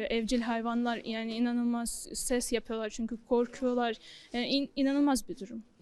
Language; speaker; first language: Turkish; non-native, learner; Ukrainian